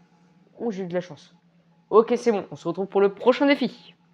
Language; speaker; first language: French; native; French